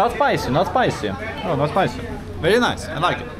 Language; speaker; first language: English; non-native, learner; Lithuanian